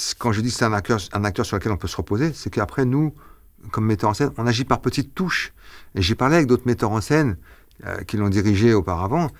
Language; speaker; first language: French; early bilingual, other home language; Arabic